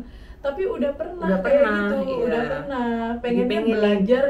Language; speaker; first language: Indonesian; native; Indonesian